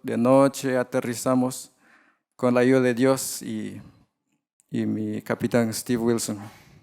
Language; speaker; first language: Spanish; non-native, fluent; English